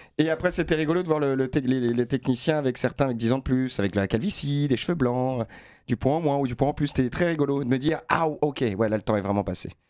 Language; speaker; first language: French; native; French